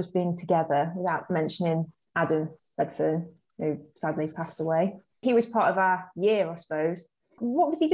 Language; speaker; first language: English; native; English